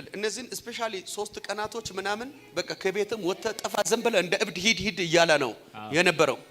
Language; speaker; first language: Amharic; native; Amharic